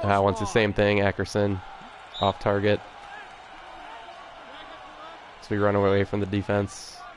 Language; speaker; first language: English; native; English